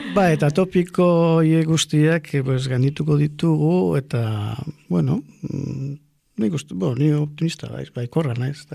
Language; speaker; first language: Basque; non-native, local second language; Spanish